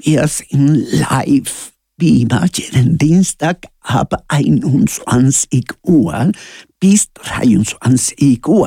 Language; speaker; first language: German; non-native, learner; Spanish